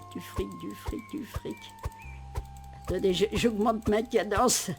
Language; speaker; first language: French; native; French